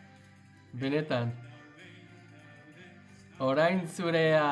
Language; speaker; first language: Basque; non-native, learner; English